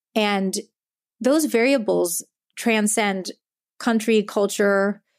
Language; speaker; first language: English; early bilingual, other home language; Japanese